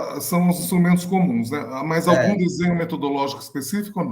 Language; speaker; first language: Portuguese; native; Portuguese